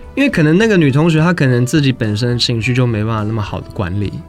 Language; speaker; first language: Chinese; native; Chinese